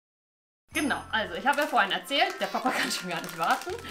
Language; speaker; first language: German; native; German